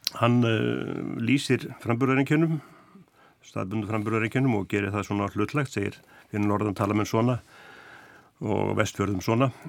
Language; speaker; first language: Icelandic; native; Icelandic